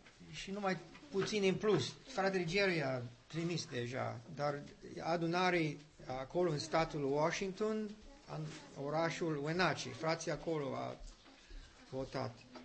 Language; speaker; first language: Romanian; non-native, learner; English